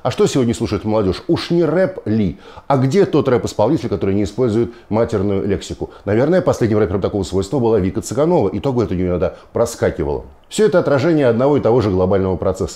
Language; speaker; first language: Russian; native; Russian